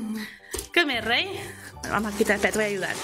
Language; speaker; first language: Spanish; native; Spanish